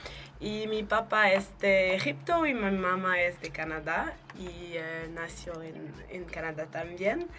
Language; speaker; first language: Spanish; non-native, learner; French